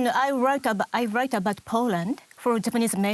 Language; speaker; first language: English; non-native, learner; Japanese